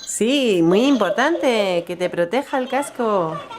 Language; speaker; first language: Spanish; native; Spanish